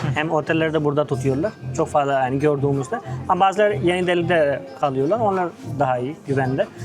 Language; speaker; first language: Turkish; non-native, fluent; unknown